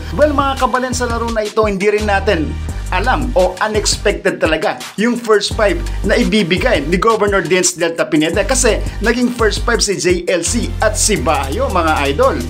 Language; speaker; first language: Filipino; non-native, local second language; Pampanga